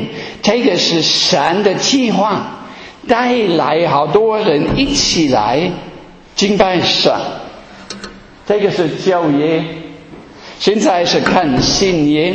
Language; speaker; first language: Chinese; non-native, fluent; German